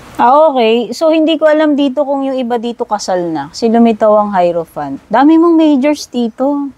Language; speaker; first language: Filipino; native; Filipino